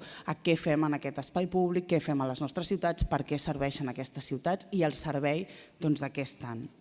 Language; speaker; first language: Catalan; native; Catalan